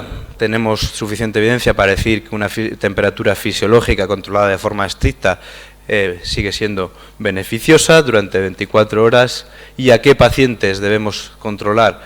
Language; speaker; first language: Spanish; native; Spanish